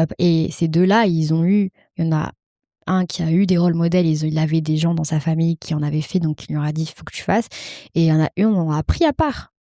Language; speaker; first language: French; early bilingual, other home language; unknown